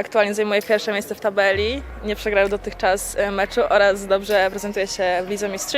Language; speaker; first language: Polish; native; Polish